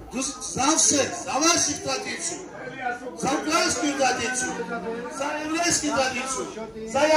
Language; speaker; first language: Russian; non-native, learner; Georgian